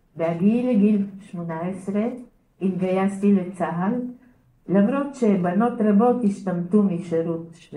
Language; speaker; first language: Hebrew; early bilingual, other home language; Bulgarian